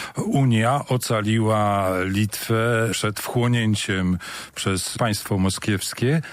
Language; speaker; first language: Polish; native; Polish